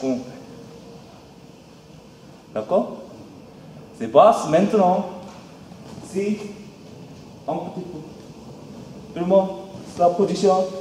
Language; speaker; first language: French; non-native, learner; Korean